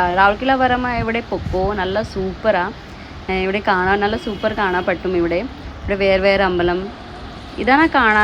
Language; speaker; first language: Malayalam; non-native, learner; Hindi